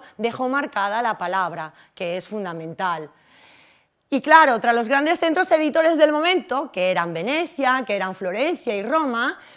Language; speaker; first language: Spanish; native; Spanish